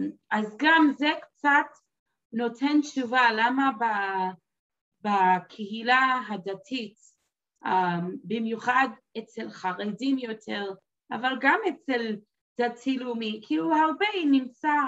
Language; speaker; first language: Hebrew; non-native, fluent; English